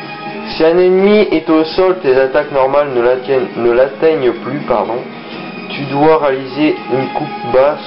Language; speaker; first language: French; native; French